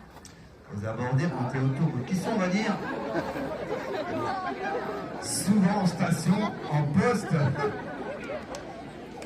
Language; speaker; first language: French; native; French